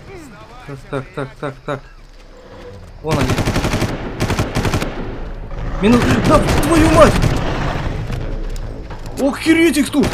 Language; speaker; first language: Russian; native; Russian